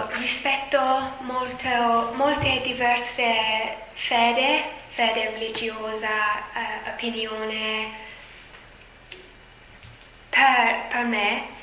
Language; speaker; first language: Italian; non-native, learner; English